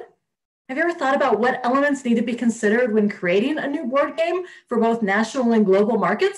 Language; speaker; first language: English; native; English